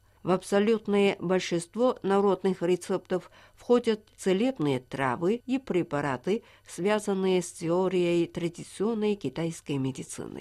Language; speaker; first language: Russian; non-native, fluent; Chinese